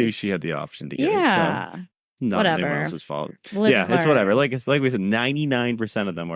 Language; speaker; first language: English; native; English